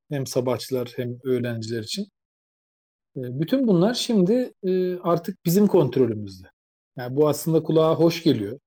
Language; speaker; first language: Turkish; native; Turkish